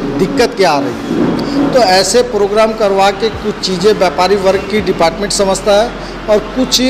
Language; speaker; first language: Hindi; native; Hindi